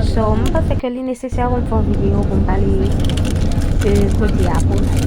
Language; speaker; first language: French; non-native, local second language; Haitian Creole